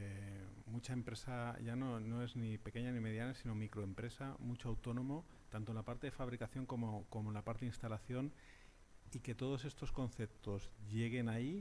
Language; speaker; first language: Spanish; native; Spanish